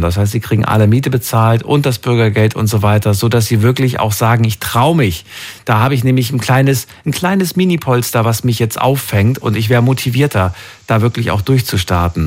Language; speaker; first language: German; native; German